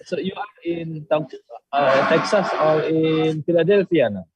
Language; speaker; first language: English; non-native, learner; Indonesian